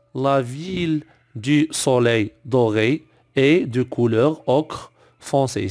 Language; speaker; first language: French; non-native, local second language; Arabic